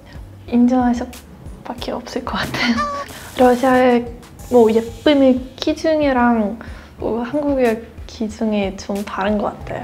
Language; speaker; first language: Korean; non-native, fluent; Russian